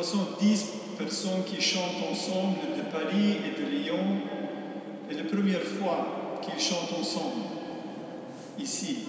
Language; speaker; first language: French; non-native, fluent; English